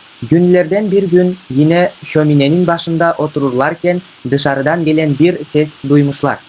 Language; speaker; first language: Turkish; non-native, fluent; Kyrgyz